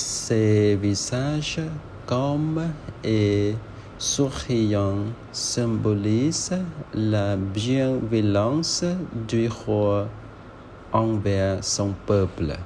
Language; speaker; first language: French; non-native, learner; Khmer